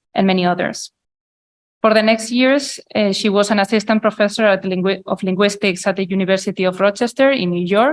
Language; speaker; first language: English; non-native, fluent; Basque